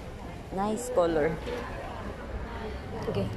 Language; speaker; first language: English; non-native, local second language; Filipino